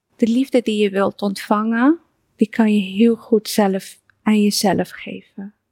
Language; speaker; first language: Dutch; early bilingual, other home language; Persian